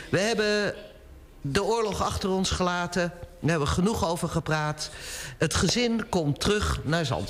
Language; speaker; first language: Dutch; native; Dutch